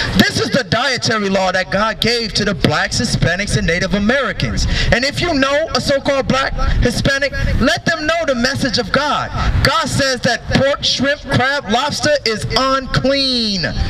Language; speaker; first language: English; native; English